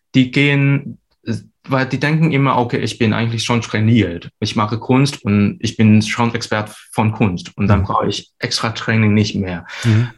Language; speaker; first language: German; non-native, fluent; Cantonese